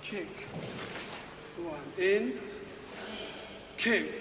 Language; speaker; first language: English; native; English